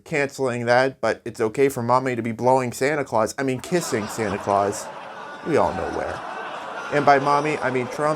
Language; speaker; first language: English; native; English